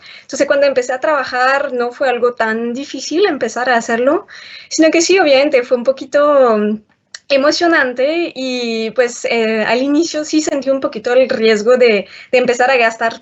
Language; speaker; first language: Spanish; non-native, fluent; French